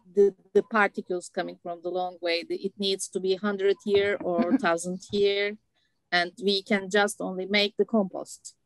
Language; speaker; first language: English; non-native, learner; Turkish